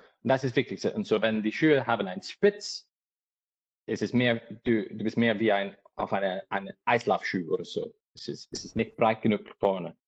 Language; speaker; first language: German; non-native, learner; English